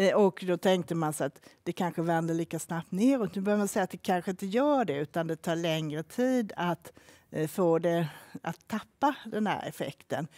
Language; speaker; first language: Swedish; native; Swedish